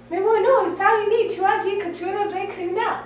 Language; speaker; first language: French; non-native, learner; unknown